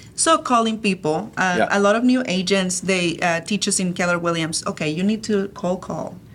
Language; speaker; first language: English; early bilingual, other home language; Spanish